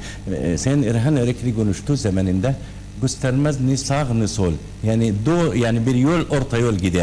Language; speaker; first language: Turkish; non-native, learner; Arabic